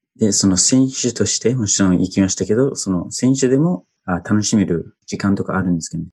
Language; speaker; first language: Japanese; early bilingual, heritage; Japanese